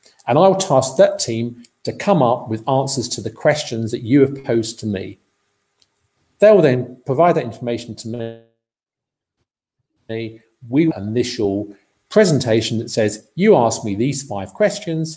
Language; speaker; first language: English; native; English